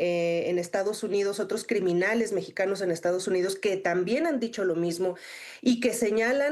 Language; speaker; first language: Spanish; native; Spanish